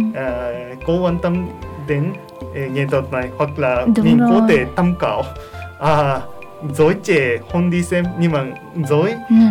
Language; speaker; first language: Vietnamese; non-native, learner; Japanese